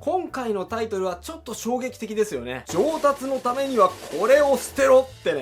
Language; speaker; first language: Japanese; native; Japanese